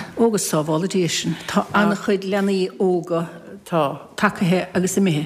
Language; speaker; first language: Irish; native; Irish